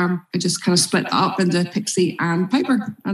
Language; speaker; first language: English; native; English